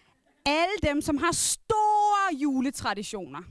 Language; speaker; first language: Danish; non-native, local second language; Kalaallisut